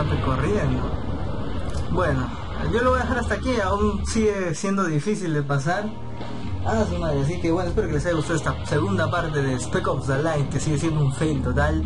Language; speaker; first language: Spanish; native; Spanish